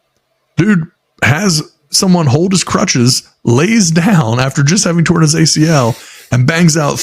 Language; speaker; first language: English; native; English